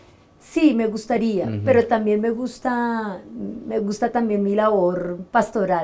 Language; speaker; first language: Spanish; native; Spanish